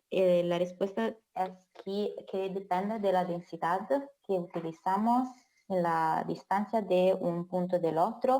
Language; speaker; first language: Spanish; non-native, fluent; Italian